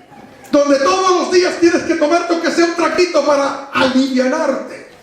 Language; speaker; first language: Spanish; native; Spanish